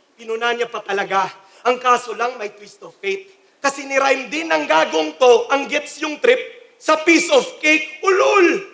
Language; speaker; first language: Filipino; non-native, local second language; Cebuano